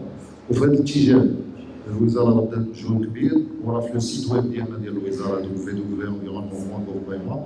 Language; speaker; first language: Arabic; native; Arabic